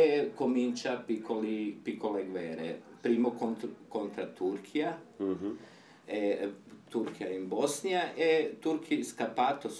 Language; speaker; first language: Italian; non-native, learner; Serbian